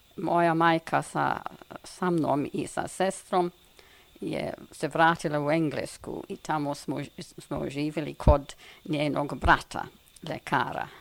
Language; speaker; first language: Serbian; non-native, fluent; English